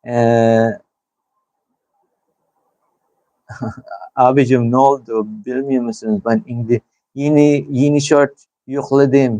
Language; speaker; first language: Turkish; non-native, learner; Filipino